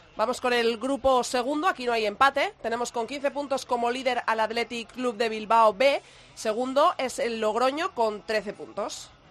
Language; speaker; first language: Spanish; native; Spanish